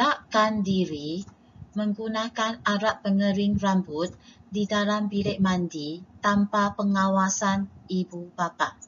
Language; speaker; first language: Indonesian; non-native, local second language; Chinese